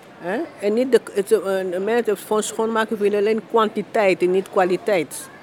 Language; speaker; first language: Dutch; non-native, learner; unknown